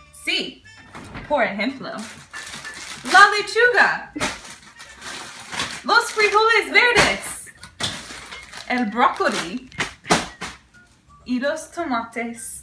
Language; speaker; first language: Spanish; non-native, learner; English